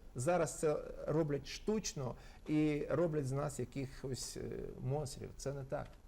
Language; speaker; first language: Ukrainian; non-native, local second language; Russian